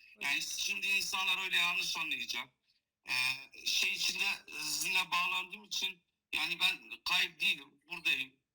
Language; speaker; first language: Turkish; non-native, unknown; Kurdish